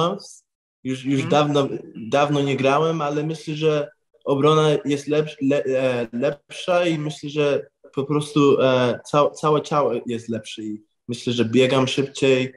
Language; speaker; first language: Polish; early bilingual, heritage; English